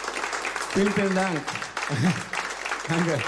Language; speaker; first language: German; non-native, learner; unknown